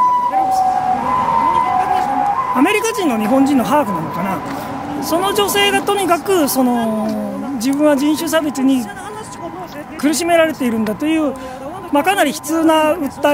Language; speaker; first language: Japanese; native; Japanese